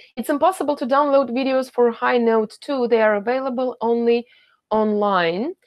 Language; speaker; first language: English; non-native, fluent; Ukrainian